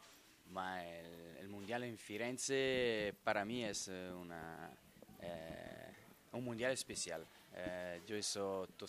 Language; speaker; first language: Spanish; non-native, learner; Italian